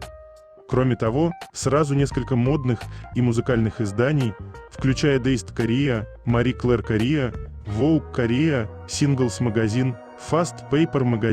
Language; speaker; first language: Russian; native; Russian